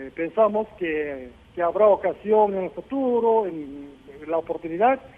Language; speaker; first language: Spanish; non-native, fluent; Korean